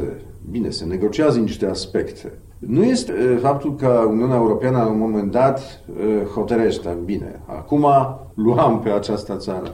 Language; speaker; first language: Romanian; non-native, fluent; Polish